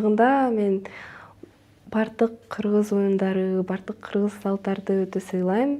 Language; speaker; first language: Kyrgyz; non-native, local second language; Russian